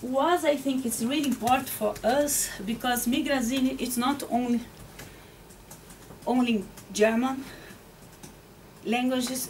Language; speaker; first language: English; non-native, learner; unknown